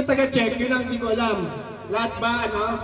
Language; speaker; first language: Filipino; native; Filipino